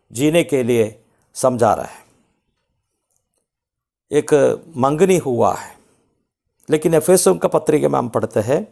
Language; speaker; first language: Hindi; non-native, local second language; Malayalam